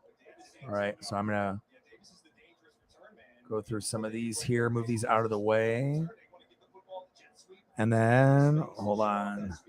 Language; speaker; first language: English; native; English